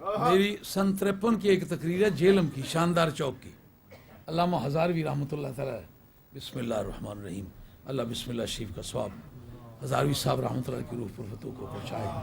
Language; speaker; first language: Urdu; non-native, local second language; Punjabi